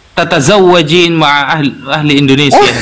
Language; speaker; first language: Arabic; non-native, learner; Indonesian